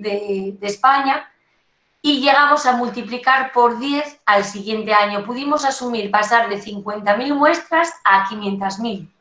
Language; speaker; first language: Spanish; native; Spanish